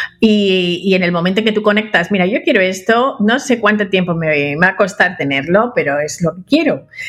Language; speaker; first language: Spanish; early bilingual, other home language; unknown